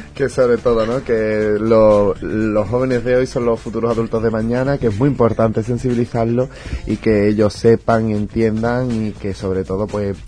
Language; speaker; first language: Spanish; native; Spanish